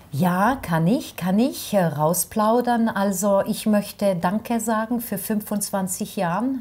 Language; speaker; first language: German; non-native, fluent; French